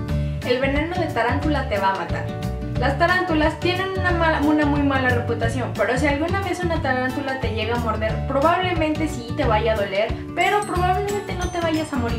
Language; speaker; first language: Spanish; native; Spanish